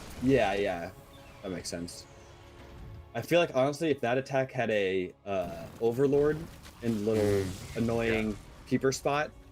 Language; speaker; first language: English; native; English